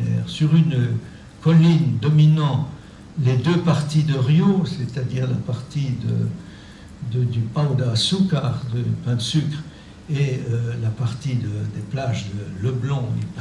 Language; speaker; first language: French; native; French